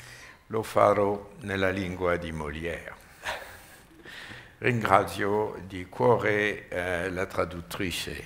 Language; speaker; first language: Italian; non-native, learner; French